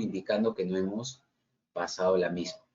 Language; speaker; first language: Spanish; native; Spanish